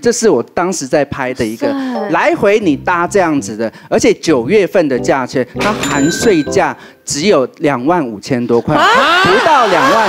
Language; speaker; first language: Chinese; native; Chinese